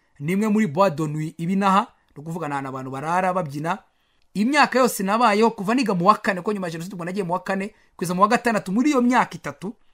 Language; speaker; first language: Kinyarwanda; native; Kinyarwanda